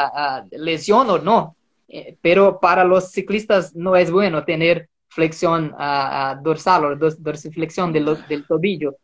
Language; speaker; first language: Spanish; non-native, fluent; Portuguese